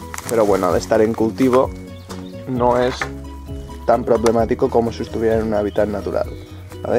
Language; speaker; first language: Spanish; native; Spanish